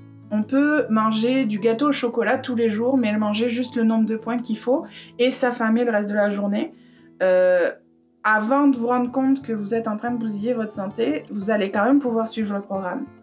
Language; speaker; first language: French; native; French